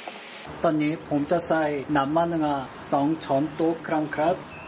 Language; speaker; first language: Thai; non-native, learner; Korean